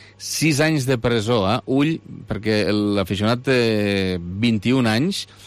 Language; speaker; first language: Catalan; native; Catalan